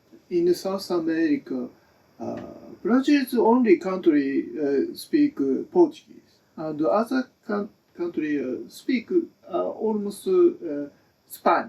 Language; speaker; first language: English; non-native, learner; Japanese